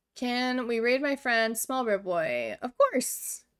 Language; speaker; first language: English; native; English